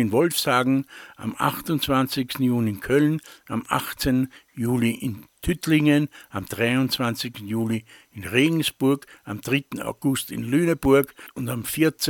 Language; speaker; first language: German; native; German